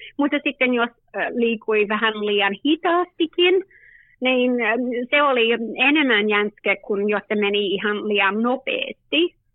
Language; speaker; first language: Finnish; early bilingual, heritage; Finnish